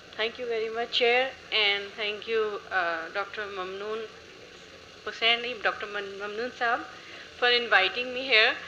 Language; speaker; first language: English; non-native, local second language; Urdu